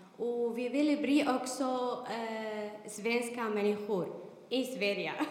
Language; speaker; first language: Swedish; non-native, learner; Arabic